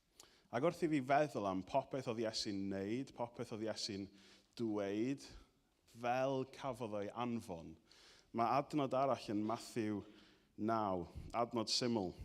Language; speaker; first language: Welsh; native; Welsh